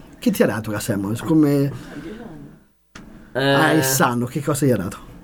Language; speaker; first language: Italian; native; Italian